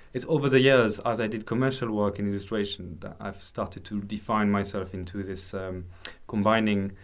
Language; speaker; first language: English; non-native, fluent; French